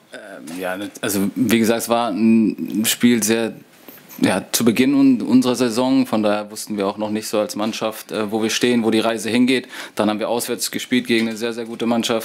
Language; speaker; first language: German; native; German